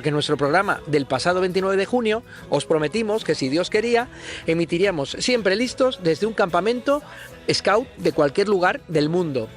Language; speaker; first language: Spanish; native; Spanish